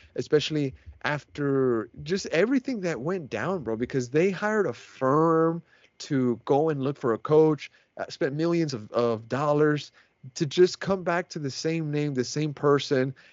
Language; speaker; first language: English; native; English